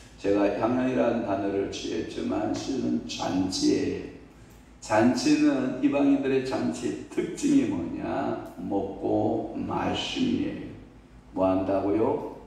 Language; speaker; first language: Korean; native; Korean